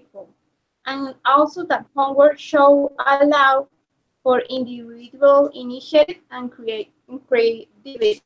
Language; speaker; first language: English; non-native, learner; Spanish